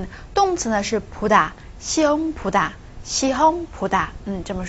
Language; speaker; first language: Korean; non-native, fluent; Chinese